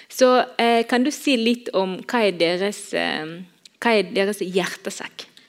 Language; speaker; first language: Norwegian; non-native, fluent; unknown